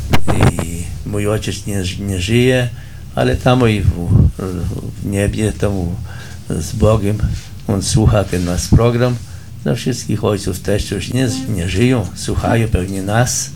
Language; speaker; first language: Polish; early bilingual, heritage; Polish